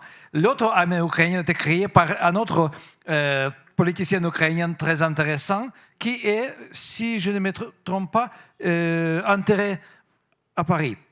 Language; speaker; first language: French; non-native, fluent; Russian